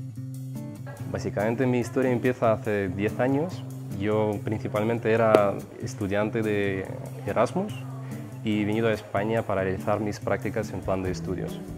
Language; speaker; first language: Spanish; non-native, fluent; Russian